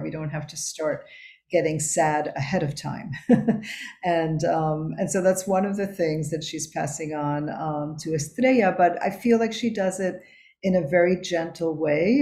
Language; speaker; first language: English; early bilingual, other home language; Spanish